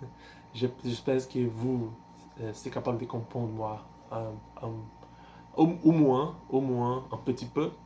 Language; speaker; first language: French; non-native, learner; Portuguese